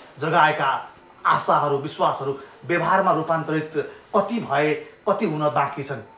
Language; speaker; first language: Nepali; native; Nepali